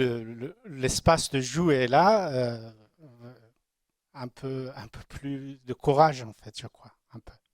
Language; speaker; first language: French; non-native, learner; Persian